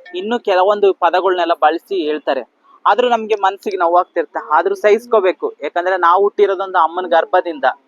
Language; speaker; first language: Kannada; native; Kannada